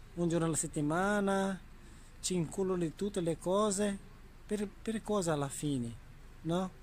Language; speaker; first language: Italian; non-native, learner; Portuguese